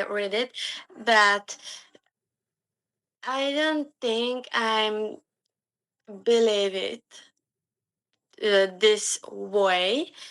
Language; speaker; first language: English; non-native, learner; Slovak